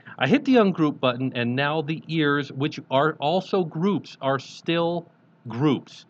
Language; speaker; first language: English; native; English